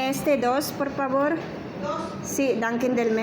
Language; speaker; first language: Spanish; non-native, learner; Filipino